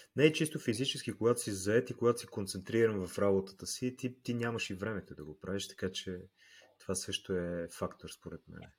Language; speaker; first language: Bulgarian; native; Bulgarian